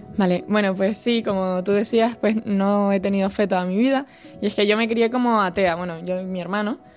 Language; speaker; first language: Spanish; native; Spanish